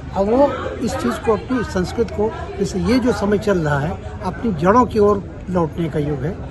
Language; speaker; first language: Hindi; native; Hindi